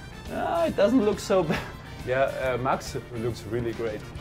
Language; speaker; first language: English; non-native, fluent; German